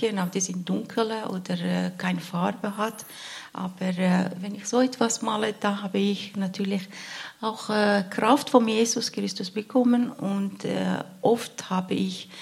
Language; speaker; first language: German; non-native, learner; Arabic